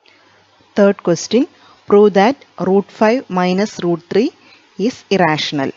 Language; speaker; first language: English; non-native, local second language; Malayalam